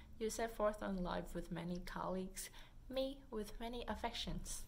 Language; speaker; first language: English; non-native, fluent; Vietnamese